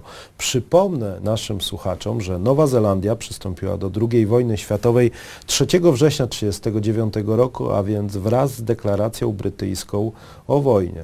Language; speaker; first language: Polish; native; Polish